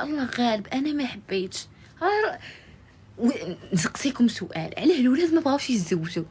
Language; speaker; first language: Arabic; native; Arabic